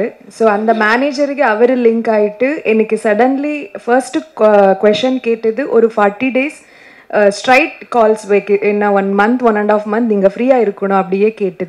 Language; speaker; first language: Tamil; non-native, learner; Kannada